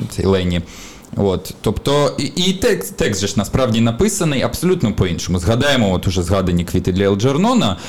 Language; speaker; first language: Ukrainian; native; Ukrainian